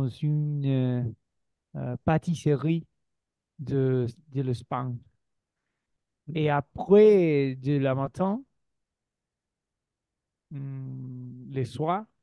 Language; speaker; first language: French; non-native, learner; Spanish